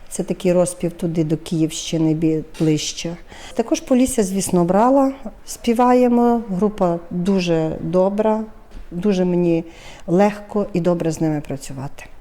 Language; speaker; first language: Ukrainian; native; Ukrainian